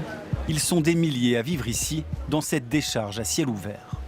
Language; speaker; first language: French; native; French